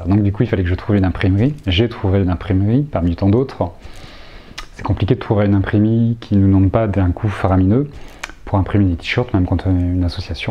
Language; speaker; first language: French; native; French